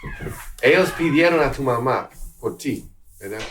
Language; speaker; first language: Spanish; non-native, fluent; English